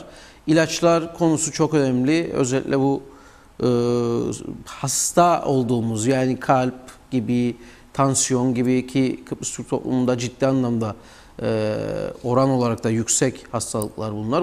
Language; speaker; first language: Turkish; native; Turkish